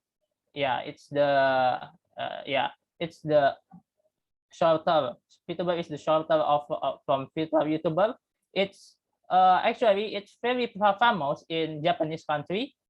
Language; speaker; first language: English; non-native, learner; Indonesian